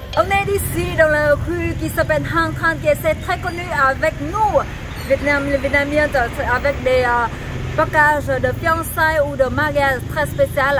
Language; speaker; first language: French; non-native, learner; Vietnamese